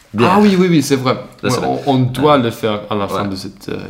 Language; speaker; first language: French; non-native, learner; Swedish